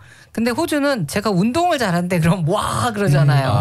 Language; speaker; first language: Korean; native; Korean